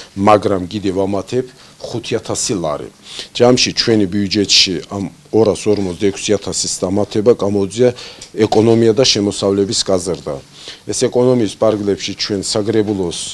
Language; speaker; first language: Georgian; non-native, local second language; Azerbaijani